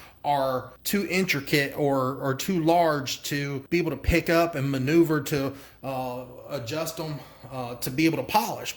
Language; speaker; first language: English; native; English